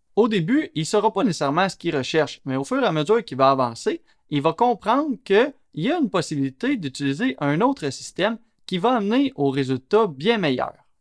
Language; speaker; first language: French; native; French